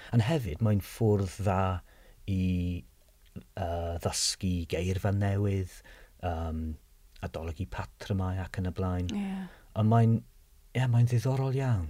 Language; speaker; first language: Welsh; non-native, fluent; English